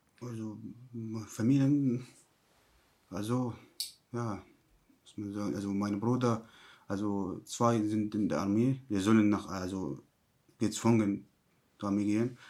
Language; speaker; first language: German; non-native, learner; Arabic